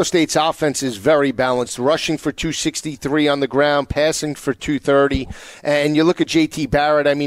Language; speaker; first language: English; native; English